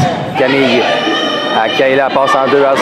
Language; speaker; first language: French; native; French